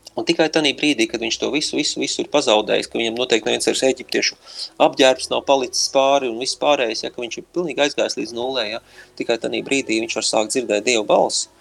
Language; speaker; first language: Latvian; native; Latvian